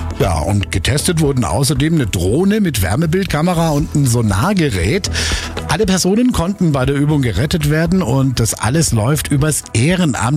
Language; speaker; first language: German; native; German